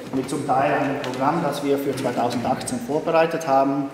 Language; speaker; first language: German; native; German